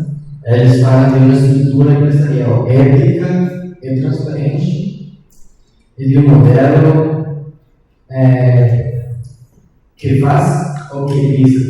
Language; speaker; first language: Portuguese; non-native, learner; Spanish